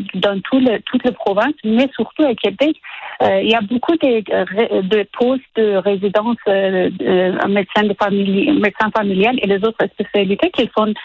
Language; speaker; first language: French; non-native, learner; Persian